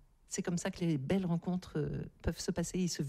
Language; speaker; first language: French; native; French